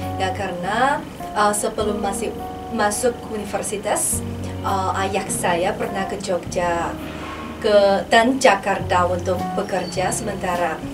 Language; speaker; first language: Indonesian; non-native, fluent; Chinese